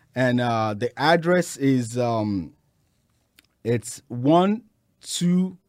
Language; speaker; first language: English; non-native, local second language; Yoruba